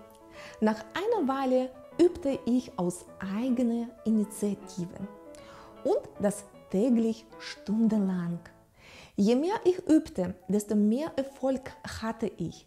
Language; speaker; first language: German; non-native, fluent; Russian